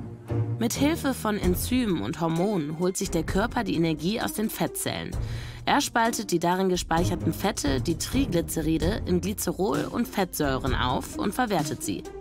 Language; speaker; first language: German; native; German